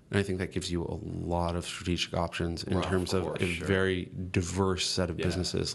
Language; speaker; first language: English; native; English